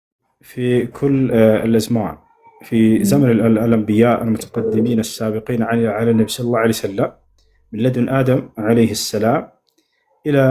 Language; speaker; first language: Arabic; non-native, fluent; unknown